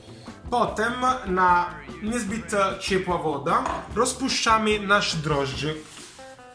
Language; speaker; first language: Polish; non-native, learner; Italian